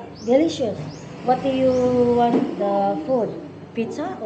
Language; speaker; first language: English; non-native, local second language; Cebuano